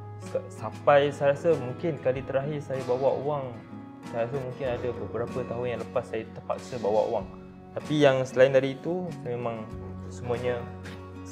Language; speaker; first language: Malay; native; Malay